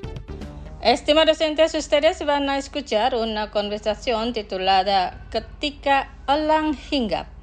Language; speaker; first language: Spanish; non-native, fluent; Indonesian